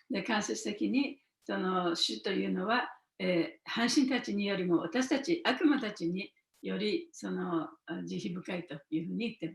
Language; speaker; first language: Japanese; native; Japanese